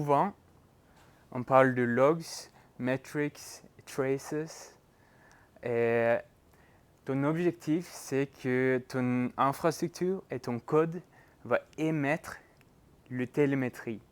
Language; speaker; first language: French; non-native, fluent; Norwegian